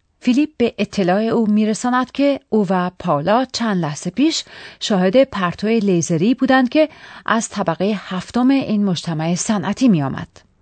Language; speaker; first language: Persian; native; Persian